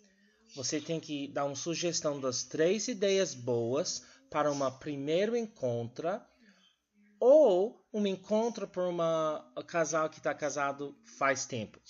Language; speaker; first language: Portuguese; non-native, learner; English